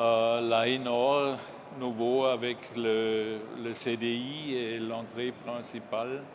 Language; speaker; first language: French; non-native, learner; German